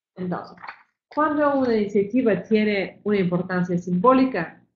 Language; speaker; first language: Spanish; non-native, fluent; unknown